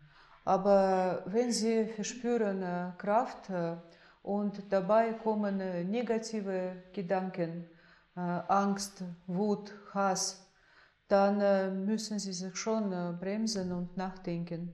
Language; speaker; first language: German; non-native, fluent; Russian